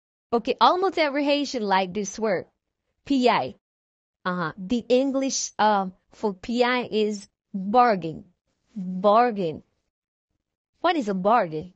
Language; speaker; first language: English; non-native, fluent; Haitian Creole